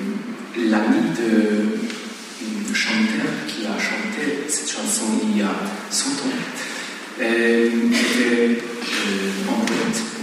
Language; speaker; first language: French; non-native, learner; Polish